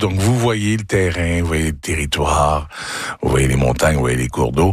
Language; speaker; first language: French; native; French